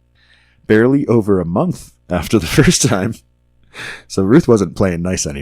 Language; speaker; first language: English; native; English